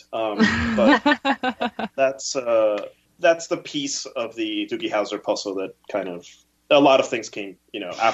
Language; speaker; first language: English; early bilingual, other home language; Spanish